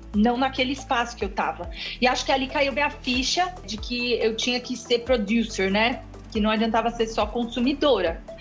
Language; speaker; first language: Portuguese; native; Portuguese